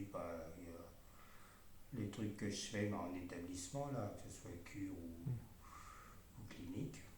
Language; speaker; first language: French; native; French